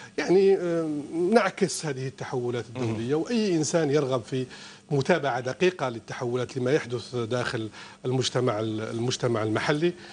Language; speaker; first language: Arabic; native; Arabic